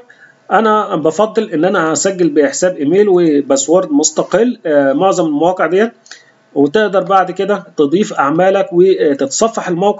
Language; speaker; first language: Arabic; native; Arabic